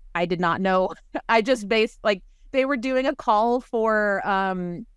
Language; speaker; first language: English; native; English